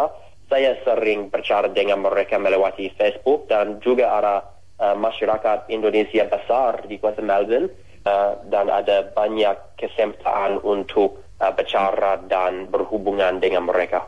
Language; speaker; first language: Indonesian; non-native, fluent; English